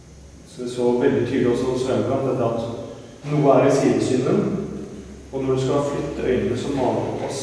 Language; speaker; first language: Norwegian; native; Norwegian